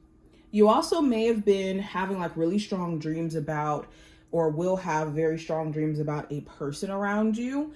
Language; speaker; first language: English; native; English